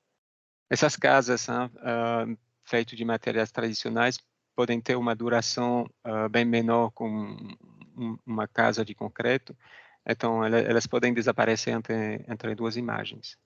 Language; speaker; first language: Portuguese; non-native, fluent; French